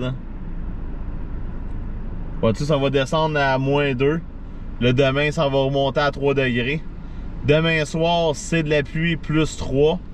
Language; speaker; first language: French; native; French